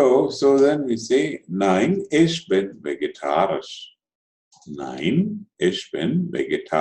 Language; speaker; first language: German; non-native, fluent; Telugu